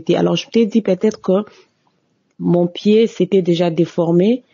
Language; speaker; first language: French; non-native, local second language; Lingala